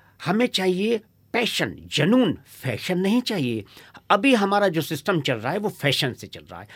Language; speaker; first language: Hindi; native; Hindi